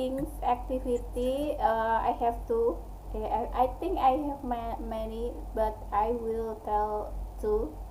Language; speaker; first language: English; non-native, learner; Indonesian